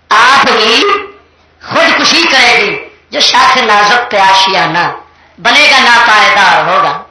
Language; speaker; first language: Urdu; non-native, local second language; Punjabi